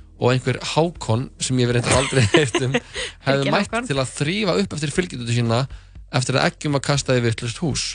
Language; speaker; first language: Icelandic; native; Icelandic